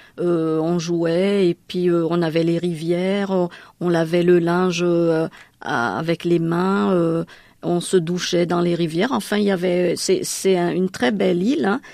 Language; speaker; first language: French; non-native, local second language; Malagasy